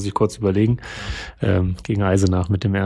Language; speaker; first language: German; native; German